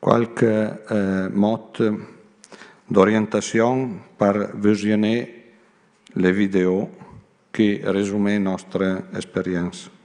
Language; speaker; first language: French; non-native, learner; Italian